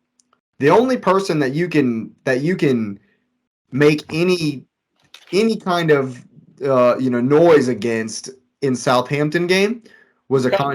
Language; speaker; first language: English; native; English